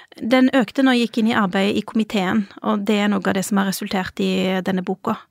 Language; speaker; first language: Norwegian; early bilingual, other home language; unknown